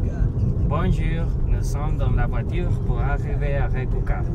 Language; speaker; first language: French; non-native, learner; Spanish